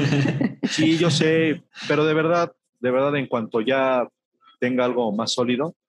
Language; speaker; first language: Spanish; native; Spanish